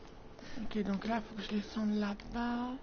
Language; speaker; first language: French; native; French